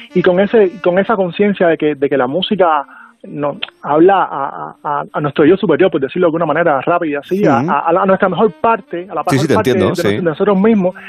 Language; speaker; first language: Spanish; native; Spanish